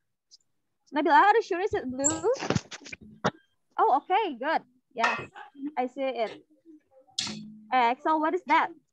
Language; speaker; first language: English; non-native, fluent; Indonesian